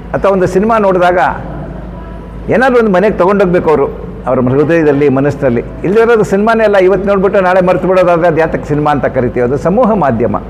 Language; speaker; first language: Kannada; non-native, local second language; Konkani